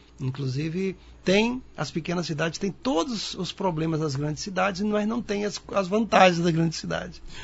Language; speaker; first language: Portuguese; native; Portuguese